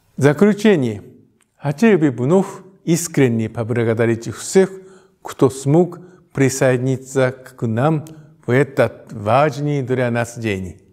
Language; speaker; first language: Russian; non-native, fluent; Japanese